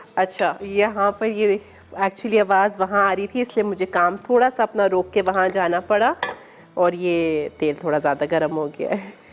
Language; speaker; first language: Urdu; native; Urdu